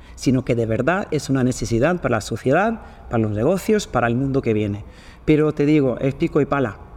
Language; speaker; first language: Spanish; non-native, fluent; Swedish